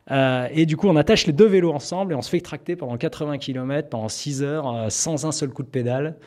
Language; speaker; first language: French; native; French